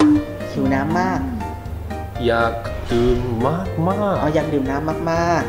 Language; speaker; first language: Thai; non-native, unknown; Japanese